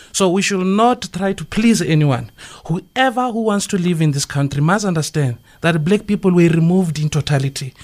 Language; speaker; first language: English; non-native, local second language; Northern Sotho